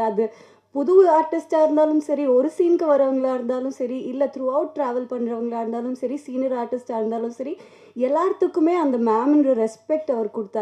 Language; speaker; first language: Tamil; native; Tamil